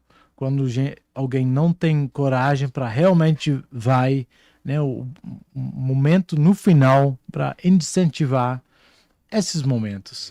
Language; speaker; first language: Portuguese; non-native, fluent; Dutch